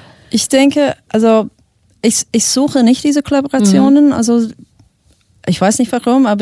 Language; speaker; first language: German; non-native, fluent; English